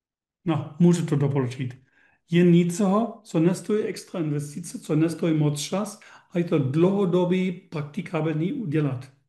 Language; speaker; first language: Czech; non-native, learner; German